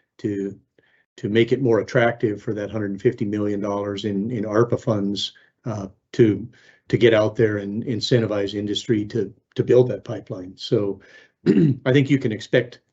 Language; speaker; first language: English; native; English